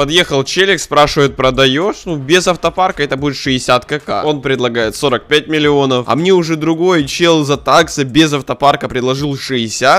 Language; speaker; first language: Russian; native; Russian